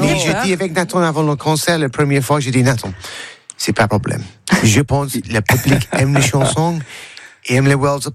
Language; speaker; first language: French; non-native, learner; English